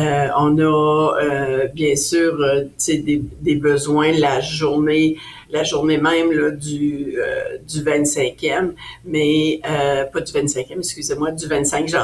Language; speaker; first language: French; native; French